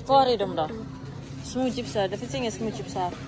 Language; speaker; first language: Swedish; early bilingual, other home language; Somali